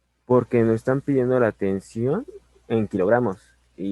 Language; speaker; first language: Spanish; native; Spanish